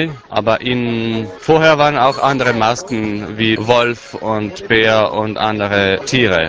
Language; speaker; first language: German; non-native, learner; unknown